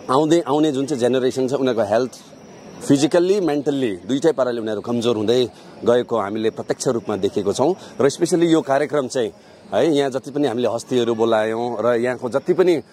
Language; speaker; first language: Nepali; native; Nepali